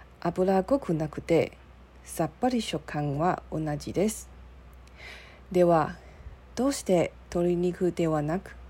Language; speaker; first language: Japanese; non-native, learner; Chinese